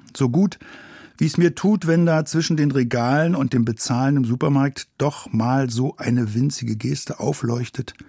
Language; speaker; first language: German; native; German